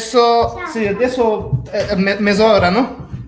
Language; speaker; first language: Italian; non-native, fluent; Portuguese